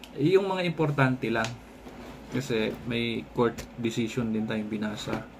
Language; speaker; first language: Filipino; non-native, local second language; Cebuano